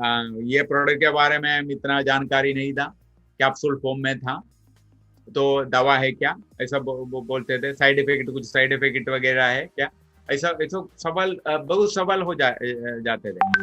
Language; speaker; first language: Hindi; non-native, local second language; Malayalam